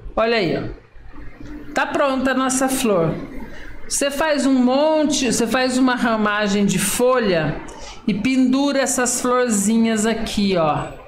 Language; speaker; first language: Portuguese; native; Portuguese